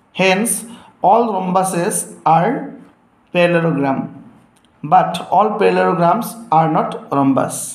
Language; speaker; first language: English; non-native, local second language; Assamese